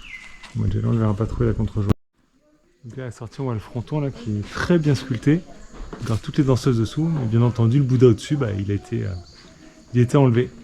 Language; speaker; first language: French; native; French